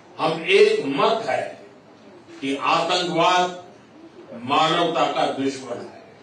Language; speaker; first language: Hindi; non-native, local second language; Gujarati